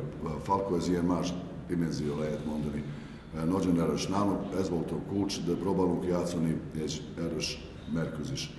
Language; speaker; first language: Hungarian; non-native, learner; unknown